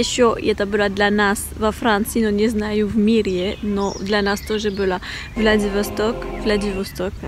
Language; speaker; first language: Russian; non-native, fluent; French